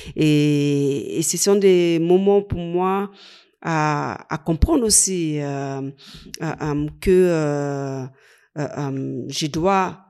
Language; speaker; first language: French; non-native, fluent; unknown